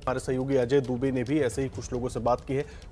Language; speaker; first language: Hindi; native; Hindi